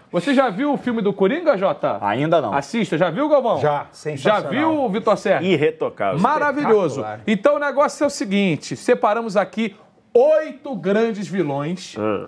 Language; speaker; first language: Portuguese; native; Portuguese